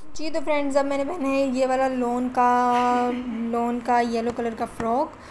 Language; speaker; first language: Urdu; non-native, local second language; Punjabi